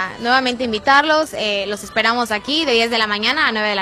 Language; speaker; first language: Spanish; native; Spanish